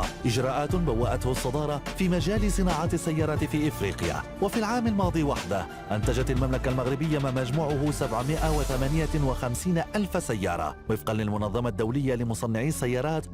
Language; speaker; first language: Arabic; native; Arabic